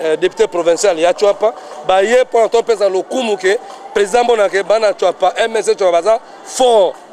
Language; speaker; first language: Lingala; non-native, local second language; Mongo